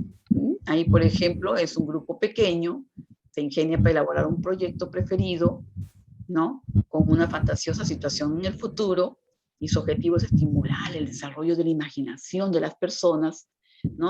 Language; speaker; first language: Spanish; native; Spanish